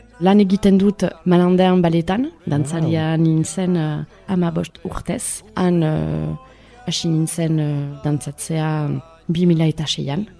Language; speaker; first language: Basque; early bilingual, other home language; Spanish